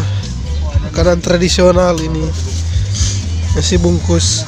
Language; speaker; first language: Indonesian; non-native, local second language; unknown